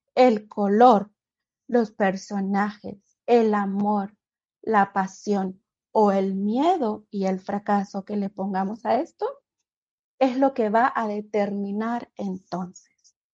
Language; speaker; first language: Spanish; native; Spanish